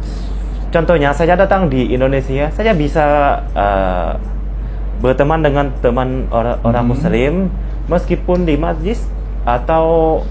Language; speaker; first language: Indonesian; non-native, fluent; Lao